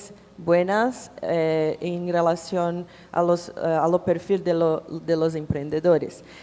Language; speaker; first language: Spanish; non-native, fluent; Portuguese